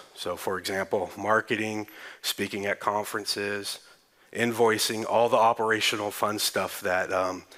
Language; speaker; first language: English; native; English